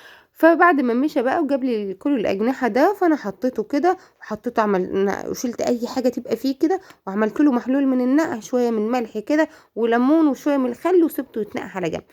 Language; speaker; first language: Arabic; native; Arabic